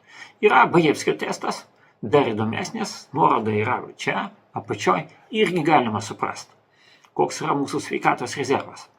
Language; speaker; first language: Lithuanian; non-native, local second language; Russian